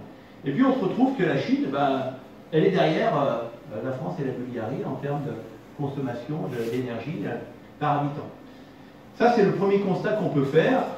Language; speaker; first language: French; native; French